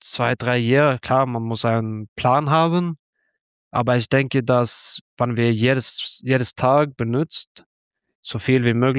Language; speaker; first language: German; non-native, learner; Norwegian